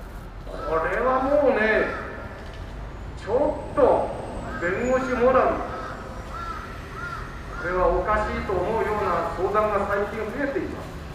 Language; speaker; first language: Japanese; native; Japanese